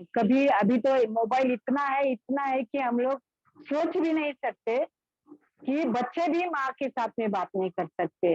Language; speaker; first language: Hindi; non-native, local second language; Marathi